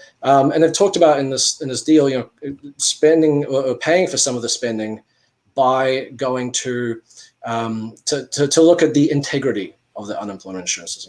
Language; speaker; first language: English; native; English